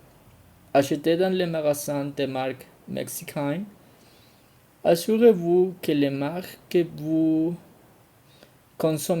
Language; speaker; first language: French; non-native, learner; Spanish